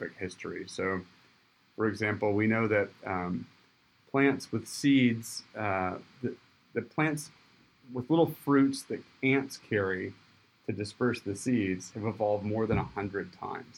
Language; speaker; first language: English; native; English